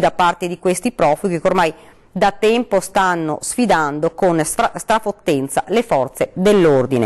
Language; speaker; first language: Italian; native; Italian